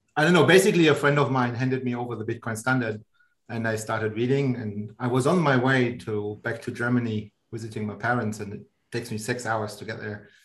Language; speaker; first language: English; non-native, fluent; German